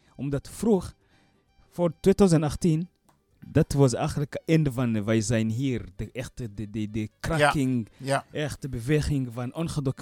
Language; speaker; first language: Dutch; non-native, learner; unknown